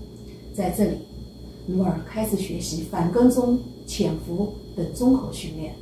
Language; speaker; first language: Chinese; native; Chinese